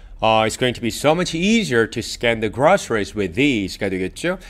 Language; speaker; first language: English; non-native, fluent; Korean